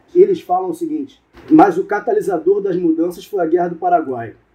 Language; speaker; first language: Portuguese; native; Portuguese